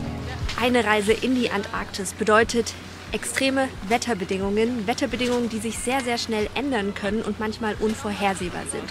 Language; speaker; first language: German; native; German